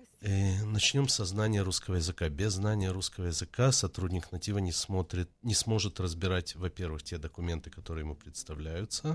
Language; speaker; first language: Russian; native; Russian